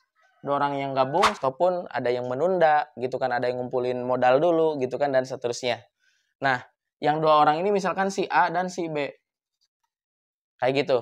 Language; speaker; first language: Indonesian; native; Indonesian